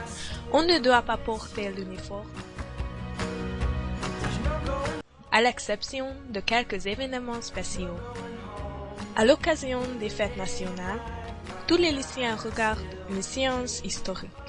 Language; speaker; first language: French; non-native, learner; Hungarian